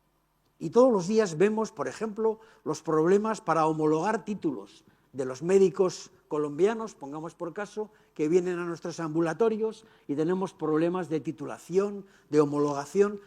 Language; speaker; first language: Spanish; native; Spanish